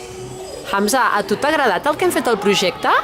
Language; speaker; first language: Catalan; native; Catalan